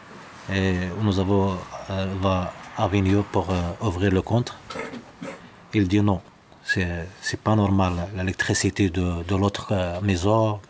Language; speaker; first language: French; non-native, learner; Arabic